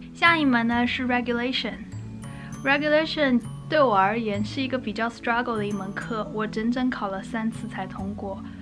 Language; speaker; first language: Chinese; native; Chinese